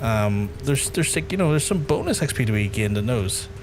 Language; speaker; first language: English; native; English